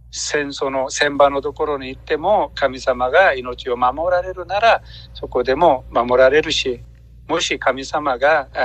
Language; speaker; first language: Japanese; non-native, fluent; Korean